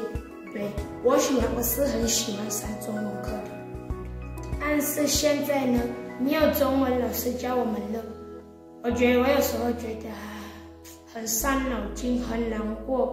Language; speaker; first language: Chinese; non-native, learner; Southern Sotho